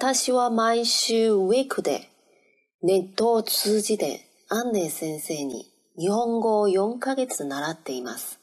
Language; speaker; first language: Japanese; non-native, learner; Chinese